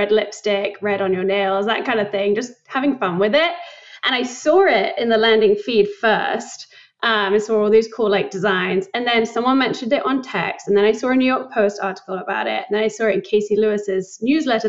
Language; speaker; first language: English; native; English